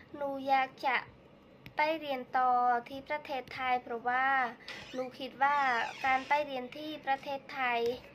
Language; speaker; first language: Thai; non-native, learner; Khmer